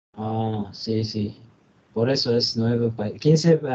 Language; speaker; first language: Spanish; non-native, learner; Bangla